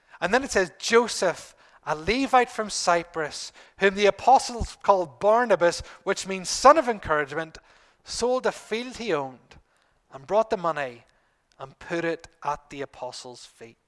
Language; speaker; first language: English; native; English